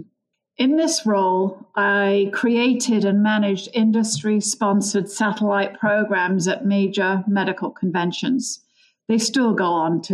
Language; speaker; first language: English; native; English